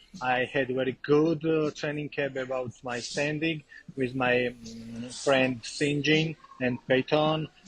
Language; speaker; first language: English; non-native, learner; Georgian